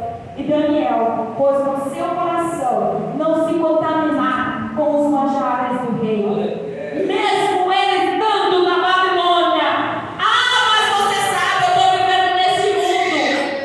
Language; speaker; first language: Portuguese; native; Portuguese